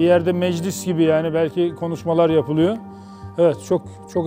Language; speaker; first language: Turkish; native; Turkish